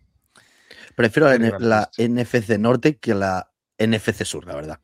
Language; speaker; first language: Spanish; native; Spanish